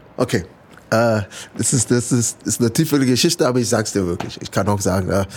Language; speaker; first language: German; non-native, fluent; English